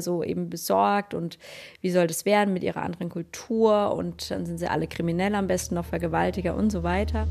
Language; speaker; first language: German; native; German